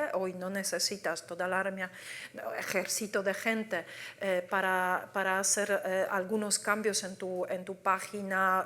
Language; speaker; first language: Spanish; non-native, fluent; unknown